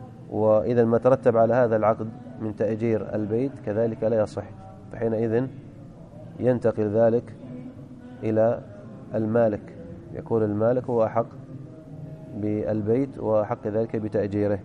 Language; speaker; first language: Arabic; native; Arabic